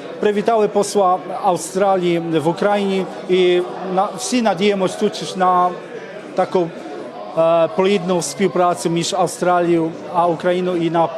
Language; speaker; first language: Ukrainian; non-native, fluent; Polish